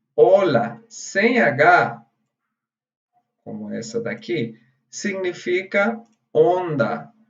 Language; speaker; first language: Portuguese; non-native, fluent; Spanish